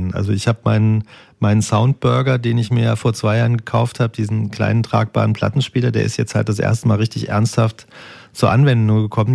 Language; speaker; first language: German; native; German